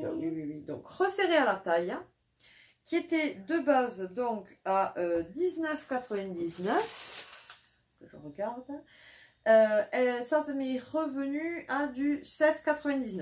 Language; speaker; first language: French; native; French